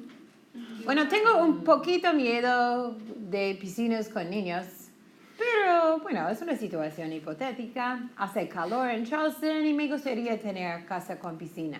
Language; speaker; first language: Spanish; non-native, fluent; English